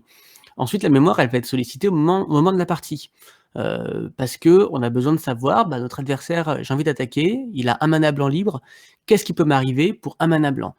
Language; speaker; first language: French; native; French